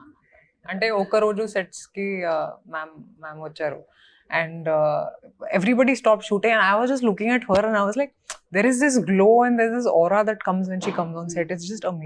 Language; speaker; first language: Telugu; non-native, fluent; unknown